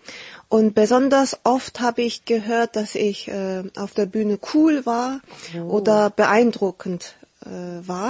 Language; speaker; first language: German; early bilingual, heritage; Korean